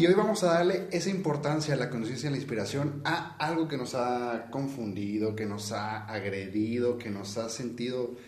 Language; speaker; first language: Spanish; native; Spanish